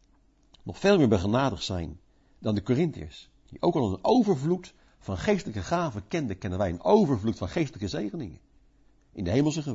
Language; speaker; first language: Dutch; native; Dutch